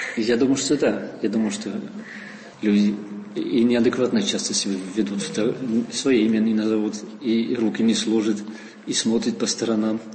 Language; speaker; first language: Russian; non-native, fluent; Dutch